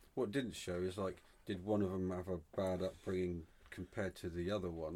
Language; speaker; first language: English; native; English